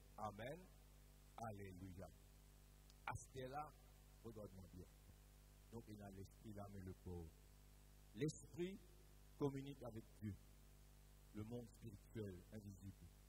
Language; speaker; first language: French; non-native, local second language; Morisyen